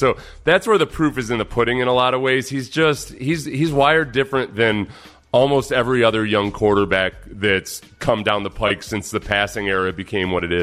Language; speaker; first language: English; native; English